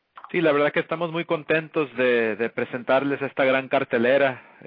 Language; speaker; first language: Spanish; early bilingual, heritage; Spanish